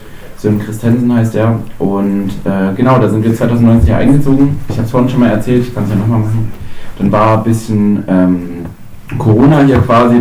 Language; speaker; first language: German; native; German